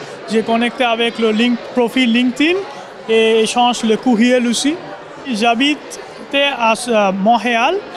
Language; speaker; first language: French; non-native, learner; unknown